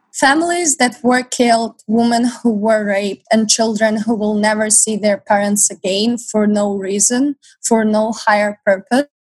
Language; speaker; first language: English; non-native, fluent; Ukrainian